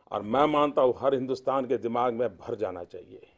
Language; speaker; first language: Hindi; non-native, local second language; Gujarati